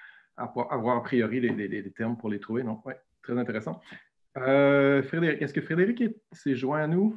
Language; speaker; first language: French; native; French